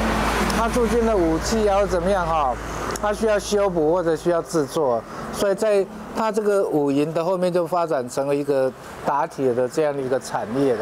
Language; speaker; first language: Chinese; native; Chinese